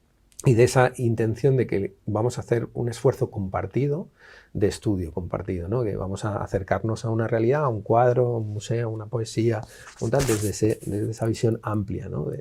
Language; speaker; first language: Spanish; native; Spanish